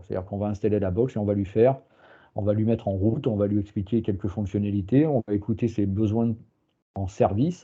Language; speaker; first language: French; native; French